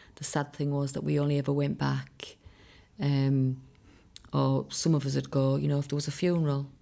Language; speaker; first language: English; early bilingual, other home language; Irish